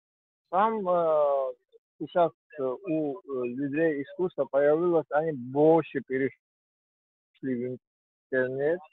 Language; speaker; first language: Russian; non-native, fluent; Georgian